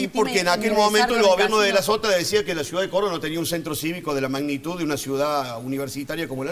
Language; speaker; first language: Spanish; native; Spanish